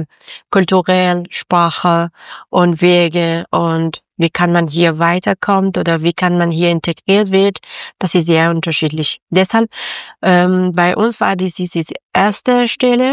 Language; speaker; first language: German; non-native, learner; Persian